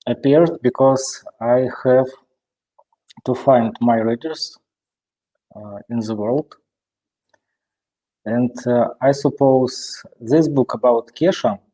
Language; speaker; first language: English; non-native, learner; Russian